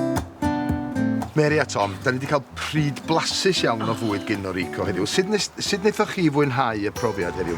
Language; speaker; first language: Welsh; native; Welsh